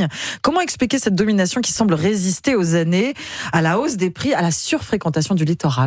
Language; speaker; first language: French; native; French